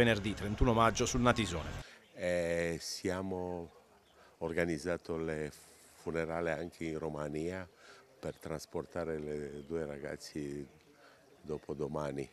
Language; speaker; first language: Italian; non-native, learner; Romanian